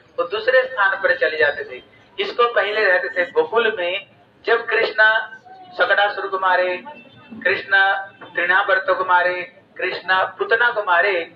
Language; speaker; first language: Hindi; native; Hindi